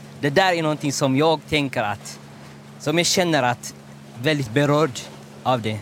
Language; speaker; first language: Swedish; non-native, learner; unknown